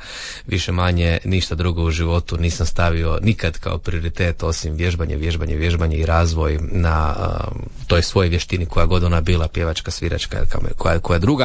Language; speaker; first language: Serbian; native; Serbian